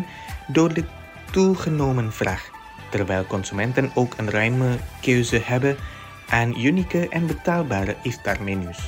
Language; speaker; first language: Dutch; non-native, fluent; Indonesian